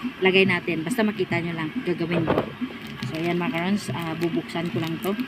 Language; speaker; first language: Filipino; non-native, local second language; Hiligaynon